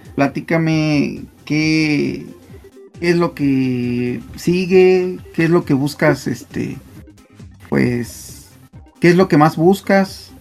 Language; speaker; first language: Spanish; native; Spanish